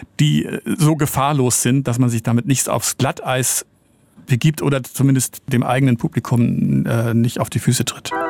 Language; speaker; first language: German; native; German